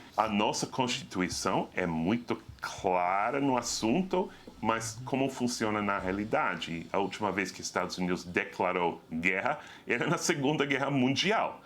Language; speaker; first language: Portuguese; non-native, fluent; English